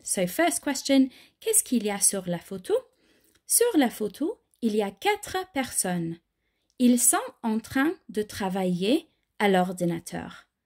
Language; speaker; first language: French; non-native, fluent; English